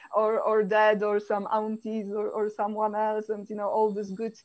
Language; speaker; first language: English; non-native, fluent; Polish